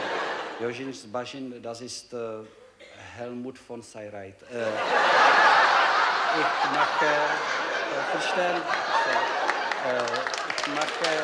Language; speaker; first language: German; non-native, learner; Czech